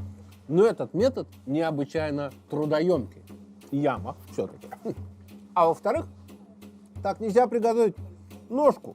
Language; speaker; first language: Russian; native; Russian